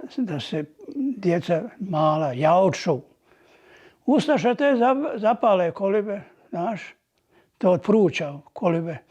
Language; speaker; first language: Bosnian; native; Bosnian